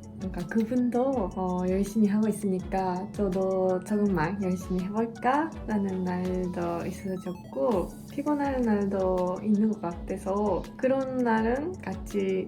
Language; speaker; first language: Korean; non-native, fluent; Japanese